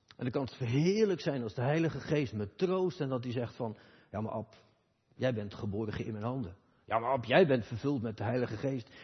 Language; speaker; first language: Dutch; native; Dutch